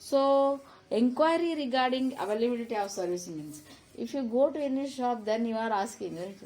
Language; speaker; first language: English; non-native, local second language; Kannada